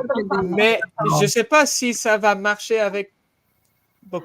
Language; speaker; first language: French; non-native, learner; English